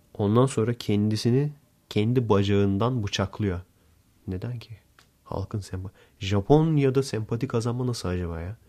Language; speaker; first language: Turkish; native; Turkish